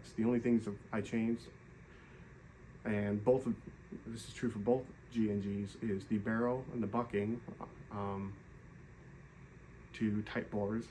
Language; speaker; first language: English; native; English